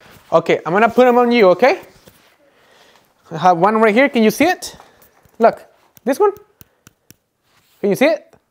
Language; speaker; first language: English; non-native, fluent; Spanish